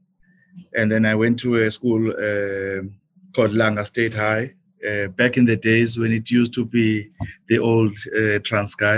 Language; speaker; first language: English; non-native, local second language; Zulu